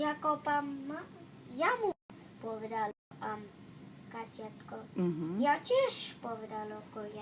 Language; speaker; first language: Slovak; early bilingual, heritage; Slovak